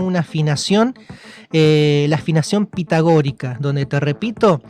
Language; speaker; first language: Spanish; native; Spanish